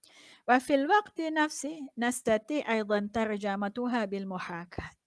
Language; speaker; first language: Arabic; non-native, fluent; Malay